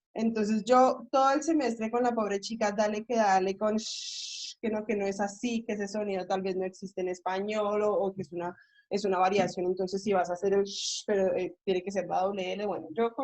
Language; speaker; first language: Spanish; native; Spanish